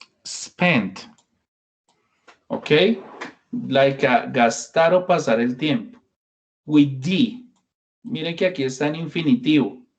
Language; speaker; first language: Spanish; non-native, fluent; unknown